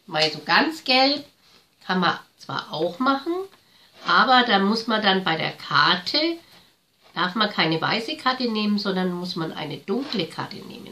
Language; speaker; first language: German; native; German